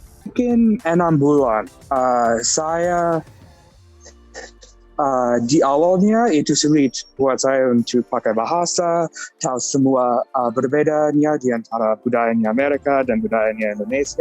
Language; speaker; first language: Indonesian; non-native, fluent; English